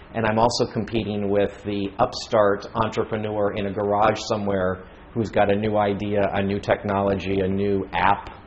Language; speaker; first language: English; native; English